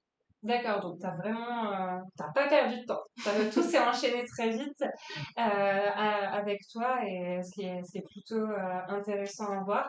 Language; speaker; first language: French; native; French